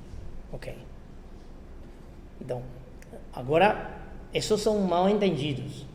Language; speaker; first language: Portuguese; non-native, fluent; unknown